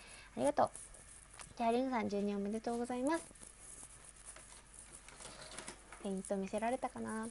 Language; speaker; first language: Japanese; native; Japanese